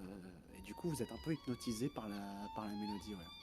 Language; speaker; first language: French; native; French